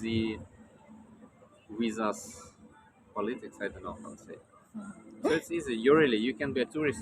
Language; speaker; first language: English; non-native, learner; Russian